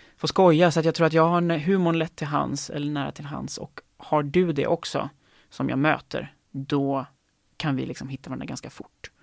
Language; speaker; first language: Swedish; native; Swedish